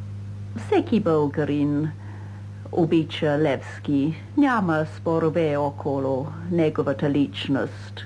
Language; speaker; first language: Bulgarian; non-native, fluent; English